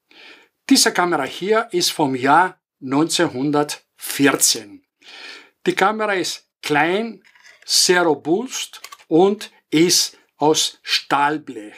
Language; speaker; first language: German; non-native, fluent; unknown